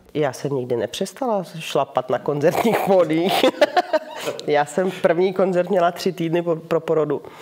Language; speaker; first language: Czech; early bilingual, heritage; Czech